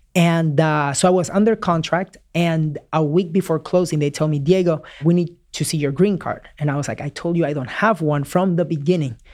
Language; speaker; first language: English; early bilingual, other home language; Spanish